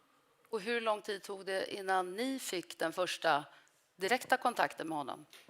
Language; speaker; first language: Swedish; native; Swedish